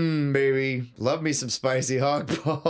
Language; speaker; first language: English; native; English